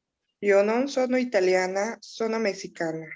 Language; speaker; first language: Italian; non-native, learner; Spanish